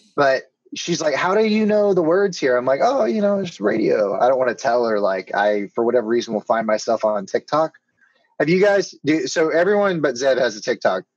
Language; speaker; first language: English; native; English